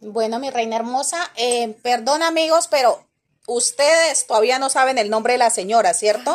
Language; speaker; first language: Spanish; native; Spanish